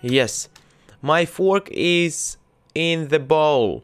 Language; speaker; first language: English; non-native, learner; Russian